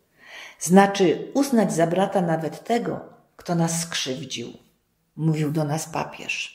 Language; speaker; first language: Polish; native; Polish